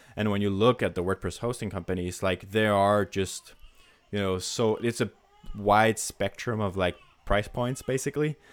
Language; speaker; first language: English; non-native, fluent; Danish